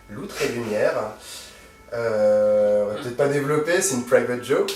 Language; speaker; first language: French; native; French